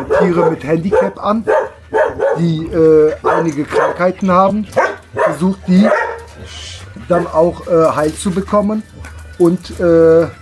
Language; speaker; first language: German; early bilingual, other home language; Turkish